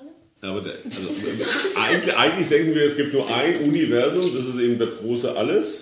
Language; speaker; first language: German; native; German